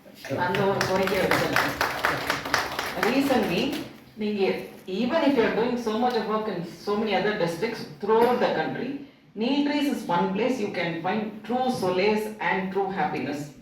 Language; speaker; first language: English; non-native, local second language; Tamil